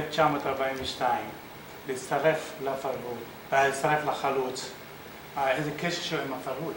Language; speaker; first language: Hebrew; early bilingual, other home language; Arabic